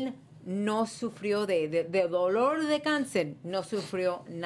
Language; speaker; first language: Spanish; early bilingual, heritage; Spanish